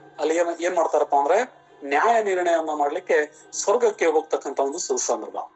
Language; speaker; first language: Kannada; non-native, local second language; Lambadi